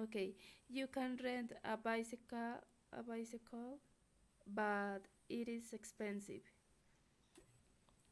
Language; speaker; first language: English; non-native, learner; Spanish